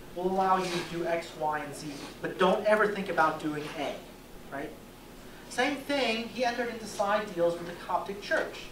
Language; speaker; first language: English; native; English